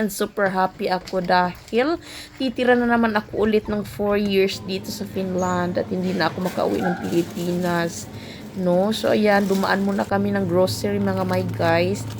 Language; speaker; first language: Filipino; native; Filipino